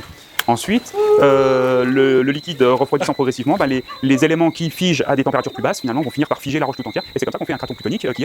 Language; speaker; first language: French; native; French